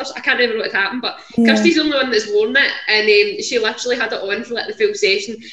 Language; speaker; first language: English; native; English